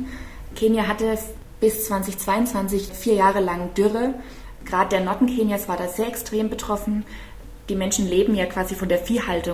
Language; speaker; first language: German; native; German